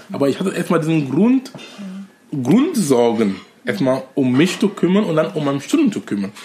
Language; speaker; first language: German; non-native, fluent; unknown